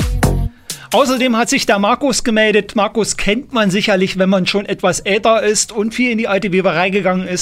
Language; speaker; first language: German; native; German